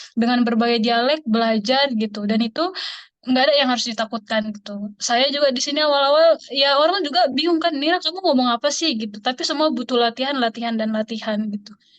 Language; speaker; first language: Indonesian; native; Indonesian